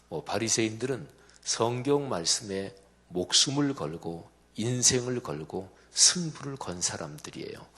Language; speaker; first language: Korean; native; Korean